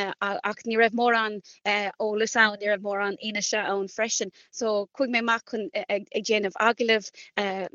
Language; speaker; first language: Irish; non-native, local second language; English